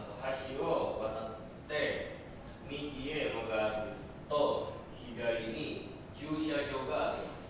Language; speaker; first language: Japanese; non-native, learner; Indonesian